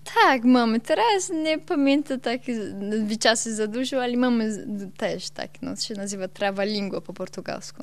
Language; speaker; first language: Polish; non-native, learner; Portuguese